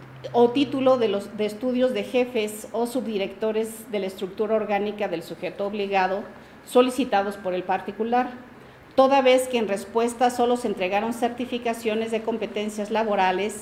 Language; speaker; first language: Spanish; native; Spanish